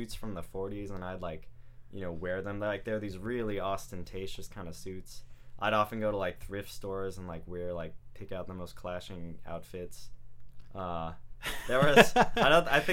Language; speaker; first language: English; native; English